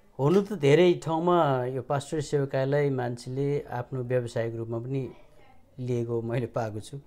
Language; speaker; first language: Nepali; native; Nepali